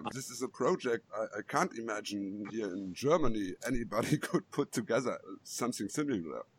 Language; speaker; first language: English; non-native, fluent; German